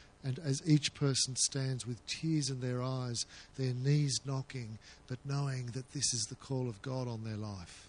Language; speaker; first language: English; native; English